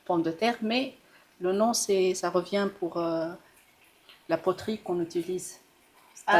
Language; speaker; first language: French; non-native, local second language; Arabic